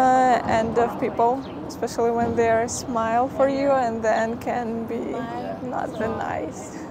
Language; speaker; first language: English; non-native, fluent; Ukrainian